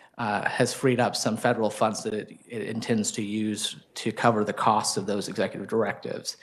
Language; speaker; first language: English; native; English